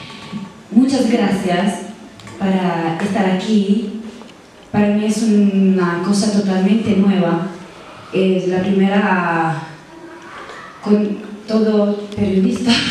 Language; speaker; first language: Spanish; non-native, learner; Italian